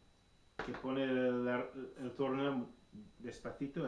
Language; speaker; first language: Spanish; non-native, learner; English